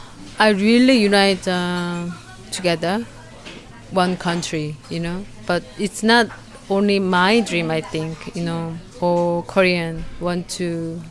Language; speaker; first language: English; non-native, learner; Korean